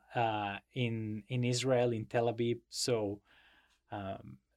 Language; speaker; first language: English; non-native, fluent; Spanish